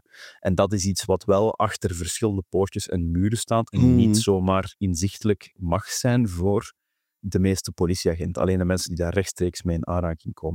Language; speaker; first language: Dutch; native; Dutch